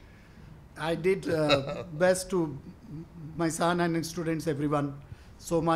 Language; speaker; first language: Hindi; native; Hindi